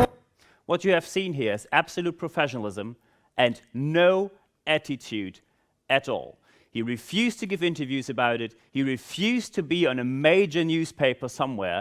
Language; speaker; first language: English; non-native, fluent; German